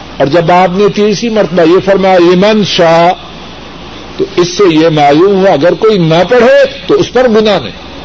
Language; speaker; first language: Urdu; non-native, local second language; Punjabi